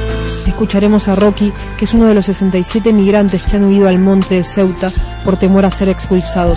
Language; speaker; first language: Spanish; native; Spanish